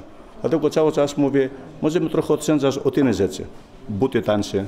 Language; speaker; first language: Polish; non-native, fluent; Greek